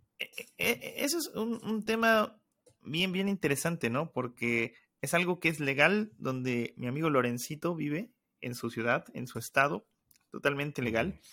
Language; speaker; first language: Spanish; native; Spanish